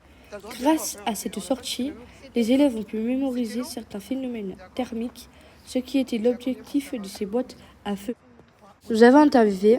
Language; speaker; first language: French; native; French